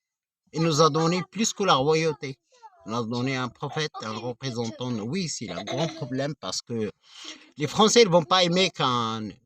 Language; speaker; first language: French; non-native, fluent; Arabic